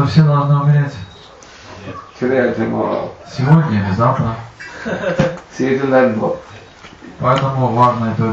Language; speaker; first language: Russian; native; Russian